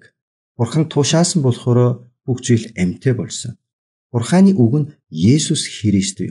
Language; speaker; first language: Mongolian; non-native, fluent; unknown